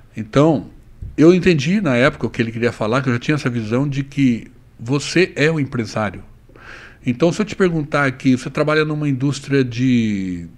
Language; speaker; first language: Portuguese; native; Portuguese